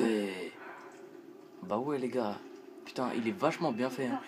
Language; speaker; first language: French; native; French